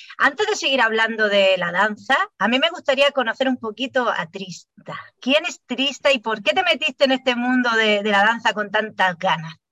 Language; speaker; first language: Spanish; native; Spanish